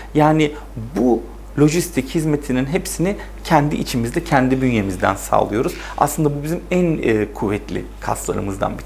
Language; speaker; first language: Turkish; native; Turkish